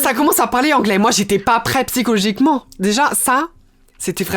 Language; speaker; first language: French; native; French